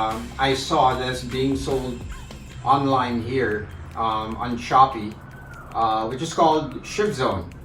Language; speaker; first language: English; non-native, local second language; Filipino